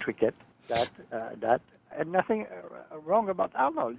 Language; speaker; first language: English; non-native, fluent; French